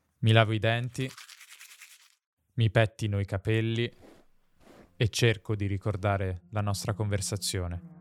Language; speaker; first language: Italian; native; Italian